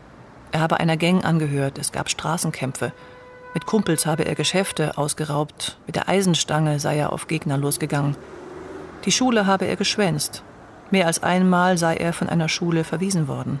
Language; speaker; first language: German; native; German